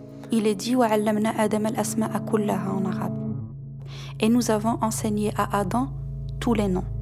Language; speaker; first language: French; non-native, local second language; Arabic